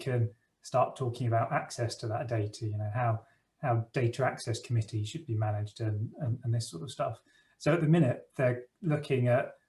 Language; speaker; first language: English; native; English